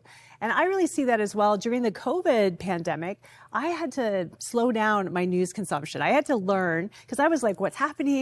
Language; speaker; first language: English; native; English